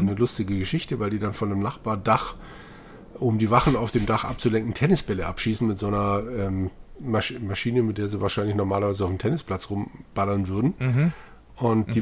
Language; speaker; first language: German; native; German